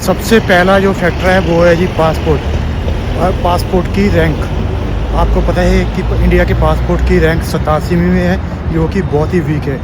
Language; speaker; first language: Hindi; non-native, local second language; Punjabi